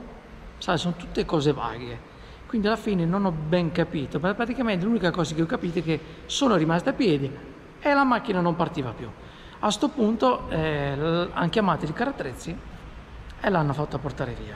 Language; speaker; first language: Italian; native; Italian